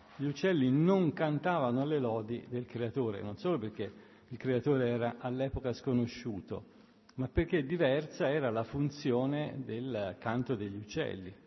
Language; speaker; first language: Italian; native; Italian